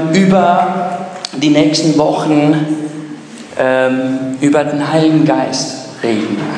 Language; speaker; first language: German; non-native, fluent; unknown